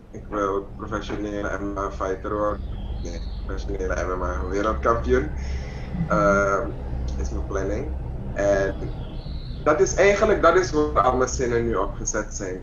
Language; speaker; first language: Dutch; native; Dutch